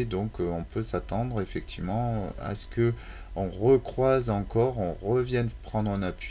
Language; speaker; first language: French; native; French